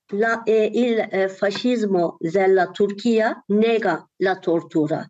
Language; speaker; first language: Italian; non-native, learner; Turkish